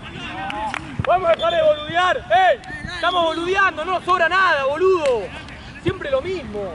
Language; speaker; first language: Spanish; native; Spanish